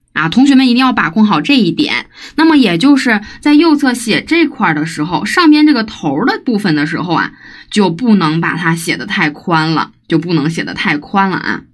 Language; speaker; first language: Chinese; native; Chinese